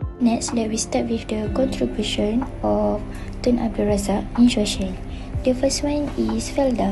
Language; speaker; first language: English; non-native, local second language; Malay